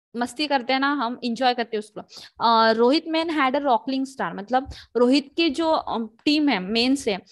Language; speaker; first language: Hindi; native; Hindi